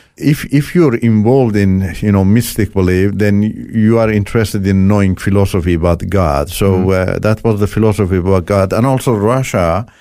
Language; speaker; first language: English; non-native, fluent; Turkish